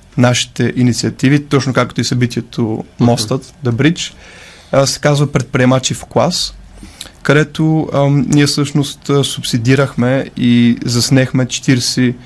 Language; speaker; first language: Bulgarian; native; Bulgarian